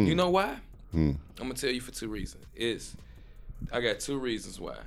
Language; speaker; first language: English; native; English